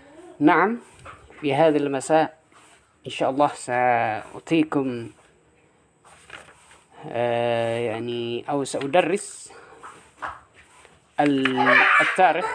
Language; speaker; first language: Arabic; non-native, fluent; Indonesian